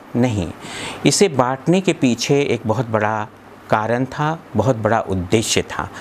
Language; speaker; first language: Hindi; native; Hindi